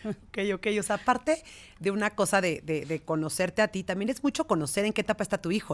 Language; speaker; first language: Spanish; native; Spanish